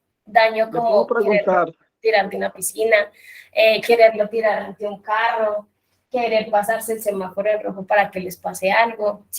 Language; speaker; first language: Spanish; native; Spanish